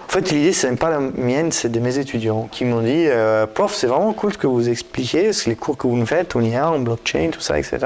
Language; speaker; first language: French; non-native, fluent; Italian